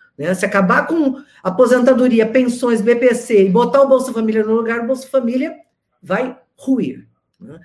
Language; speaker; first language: Portuguese; native; Portuguese